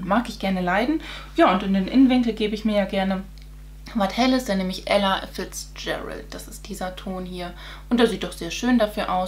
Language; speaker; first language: German; native; German